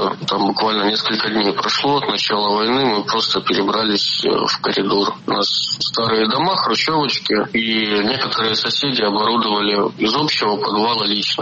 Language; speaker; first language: Russian; native; Russian